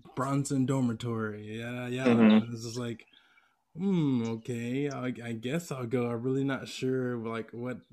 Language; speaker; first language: English; native; English